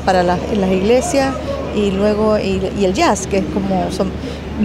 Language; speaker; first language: Spanish; native; Spanish